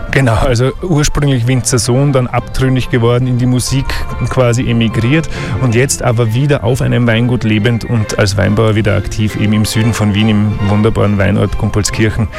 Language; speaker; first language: German; native; German